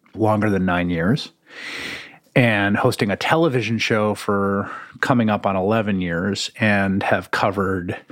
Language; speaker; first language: English; native; English